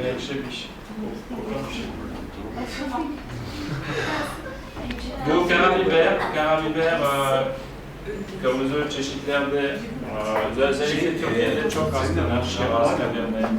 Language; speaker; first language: Turkish; non-native, fluent; French